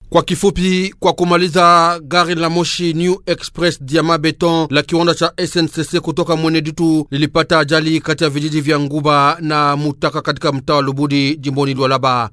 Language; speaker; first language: Swahili; native; Swahili